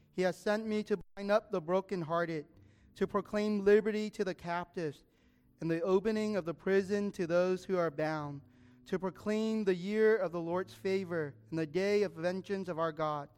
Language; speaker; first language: English; native; English